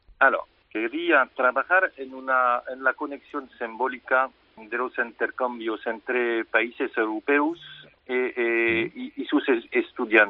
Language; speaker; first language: Spanish; early bilingual, heritage; French